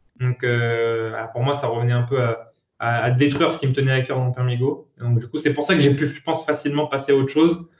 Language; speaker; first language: French; native; French